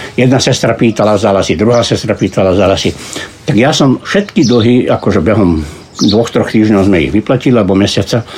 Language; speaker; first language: Slovak; early bilingual, heritage; Slovak